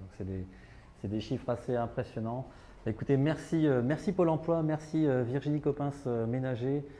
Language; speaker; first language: French; native; French